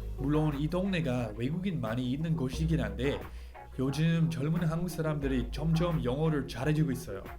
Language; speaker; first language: Korean; non-native, fluent; English